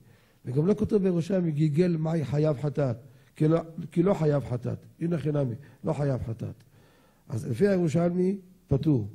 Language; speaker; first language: Hebrew; native; Hebrew